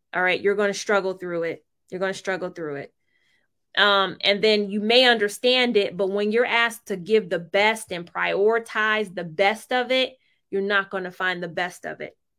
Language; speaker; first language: English; native; English